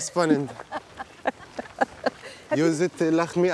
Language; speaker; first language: Dutch; non-native, learner; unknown